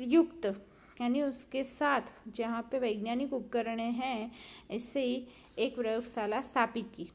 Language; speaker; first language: Hindi; non-native, local second language; Gujarati